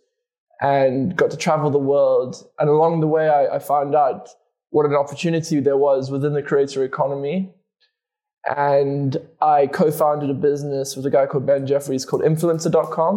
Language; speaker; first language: English; native; English